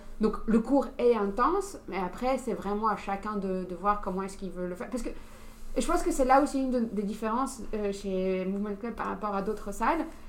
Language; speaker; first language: French; non-native, fluent; English